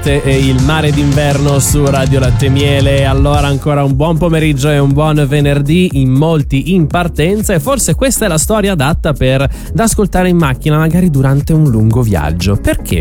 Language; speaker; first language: Italian; native; Italian